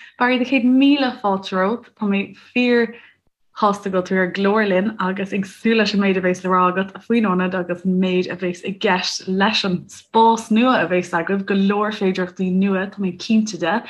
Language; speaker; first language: Irish; native; Irish